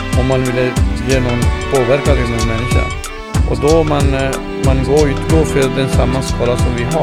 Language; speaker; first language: Swedish; non-native, fluent; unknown